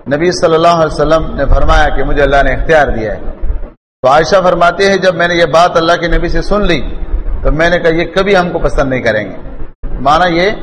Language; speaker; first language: Urdu; non-native, local second language; Pashto